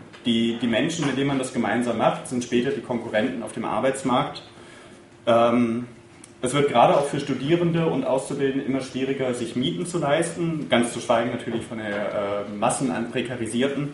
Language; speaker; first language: German; native; German